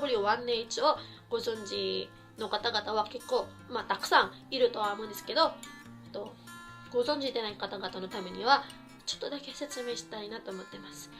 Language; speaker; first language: Japanese; non-native, fluent; Filipino